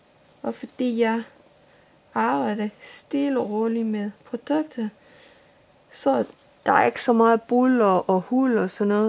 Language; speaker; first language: Danish; non-native, fluent; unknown